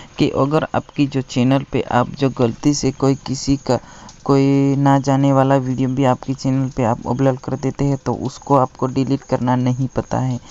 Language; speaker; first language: Hindi; non-native, local second language; Gujarati